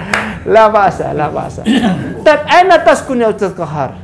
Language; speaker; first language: Arabic; non-native, fluent; Indonesian